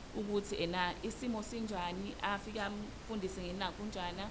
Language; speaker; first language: Zulu; native; Zulu